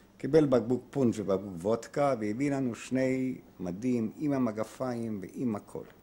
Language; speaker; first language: Hebrew; non-native, fluent; Polish